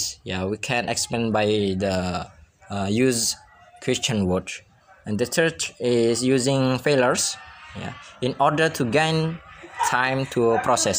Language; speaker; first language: English; non-native, learner; Indonesian